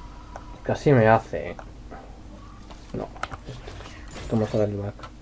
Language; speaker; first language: Spanish; native; Spanish